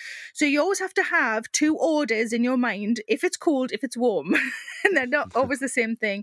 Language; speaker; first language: English; native; English